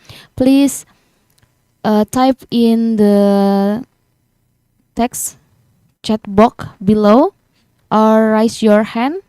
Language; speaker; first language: English; non-native, learner; Indonesian